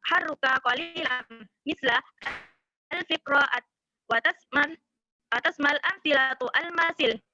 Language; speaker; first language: Arabic; non-native, learner; Indonesian